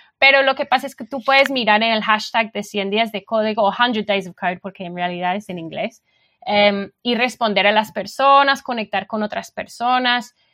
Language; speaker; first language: Spanish; non-native, fluent; English